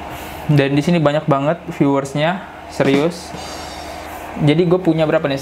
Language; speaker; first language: Indonesian; native; Indonesian